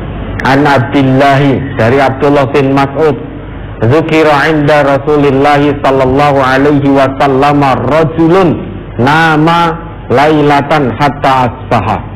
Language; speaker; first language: Indonesian; non-native, local second language; Javanese